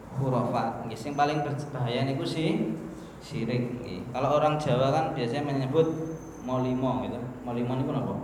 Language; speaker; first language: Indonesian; native; Indonesian